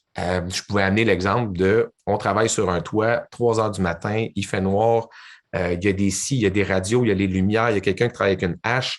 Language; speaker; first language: French; native; French